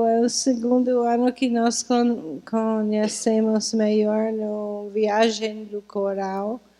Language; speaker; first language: Portuguese; non-native, fluent; English